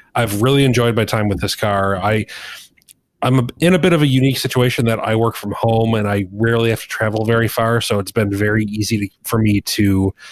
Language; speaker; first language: English; native; English